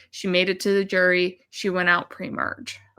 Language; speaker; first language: English; native; English